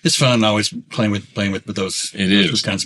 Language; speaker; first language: English; native; English